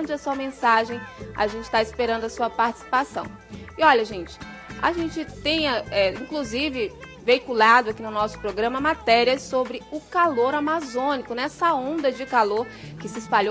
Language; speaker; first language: Portuguese; native; Portuguese